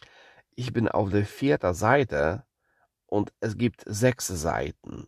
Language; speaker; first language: German; non-native, fluent; Polish